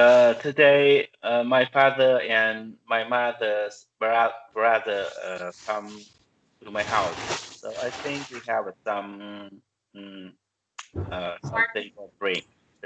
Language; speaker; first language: English; non-native, learner; Vietnamese